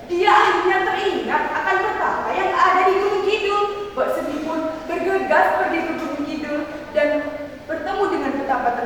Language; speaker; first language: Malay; non-native, local second language; Javanese